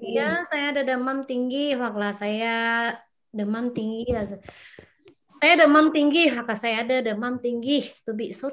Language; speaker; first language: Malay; non-native, fluent; Vietnamese